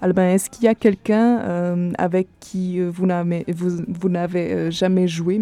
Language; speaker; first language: French; non-native, fluent; Portuguese